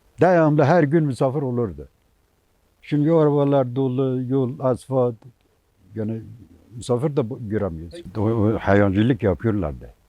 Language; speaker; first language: Turkish; native; Turkish